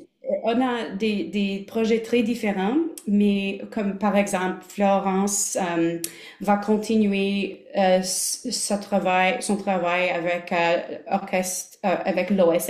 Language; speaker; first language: French; non-native, local second language; English